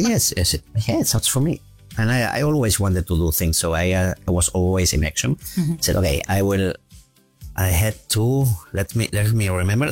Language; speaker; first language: English; non-native, fluent; German